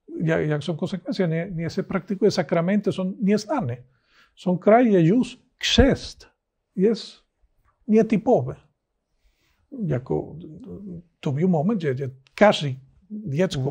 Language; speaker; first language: Polish; non-native, learner; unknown